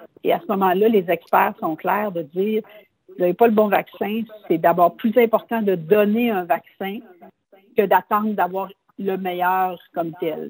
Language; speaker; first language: French; native; French